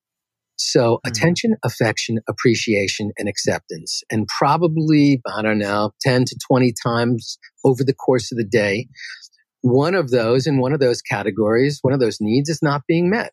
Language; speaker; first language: English; native; English